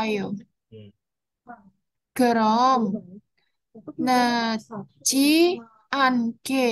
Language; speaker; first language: Korean; non-native, learner; Indonesian